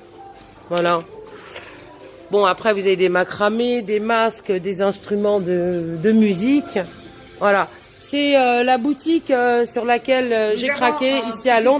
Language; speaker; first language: French; native; French